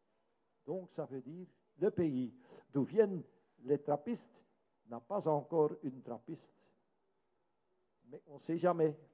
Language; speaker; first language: French; non-native, local second language; Dutch